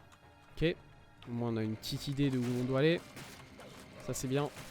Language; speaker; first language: French; native; French